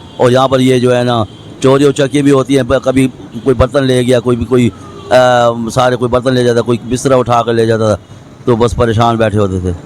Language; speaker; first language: Urdu; non-native, local second language; Pashto